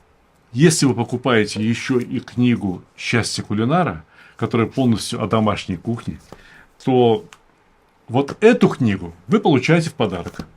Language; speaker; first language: Russian; native; Russian